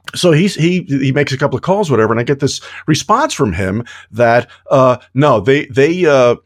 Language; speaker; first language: English; native; English